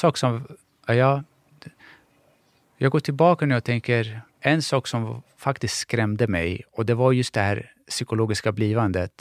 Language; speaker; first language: Swedish; early bilingual, other home language; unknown